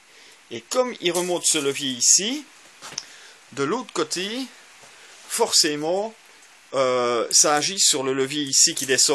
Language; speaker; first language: French; native; French